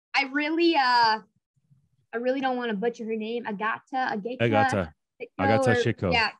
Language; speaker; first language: English; native; English